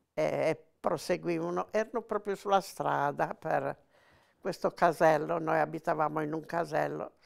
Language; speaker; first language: Italian; native; Italian